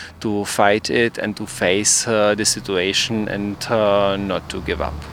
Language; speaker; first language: English; non-native, fluent; Czech